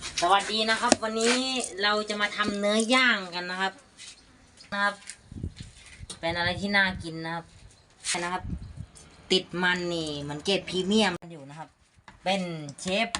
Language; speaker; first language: Thai; native; Thai